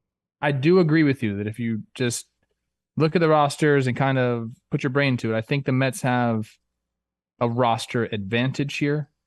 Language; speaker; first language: English; native; English